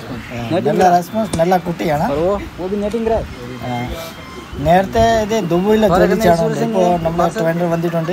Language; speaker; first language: Malayalam; non-native, local second language; Hindi